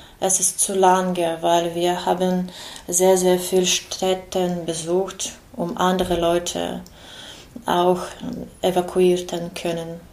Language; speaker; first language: German; non-native, learner; Ukrainian